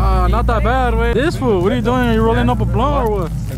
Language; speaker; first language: English; early bilingual, other home language; Spanish